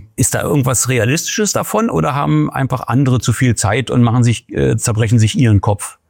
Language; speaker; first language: German; native; German